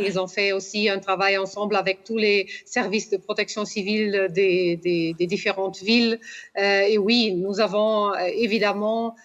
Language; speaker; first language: French; non-native, fluent; Portuguese